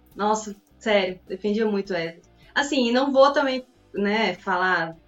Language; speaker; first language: Portuguese; native; Portuguese